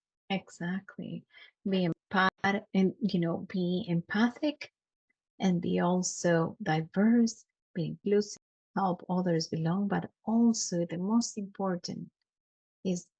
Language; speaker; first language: English; non-native, fluent; Spanish